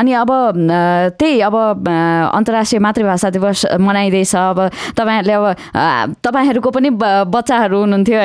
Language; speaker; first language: Nepali; native; Nepali